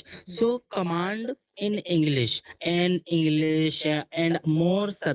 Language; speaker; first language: English; non-native, learner; Hindi